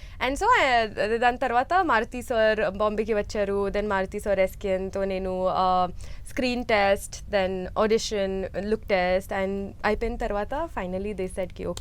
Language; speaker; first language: Telugu; non-native, learner; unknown